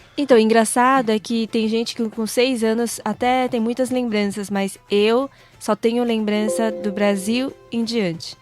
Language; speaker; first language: Portuguese; early bilingual, other home language; Korean